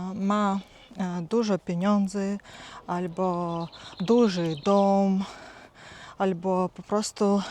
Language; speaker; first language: Polish; non-native, learner; Russian